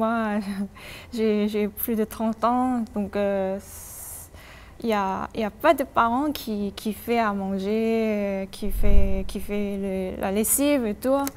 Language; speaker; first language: French; non-native, fluent; Korean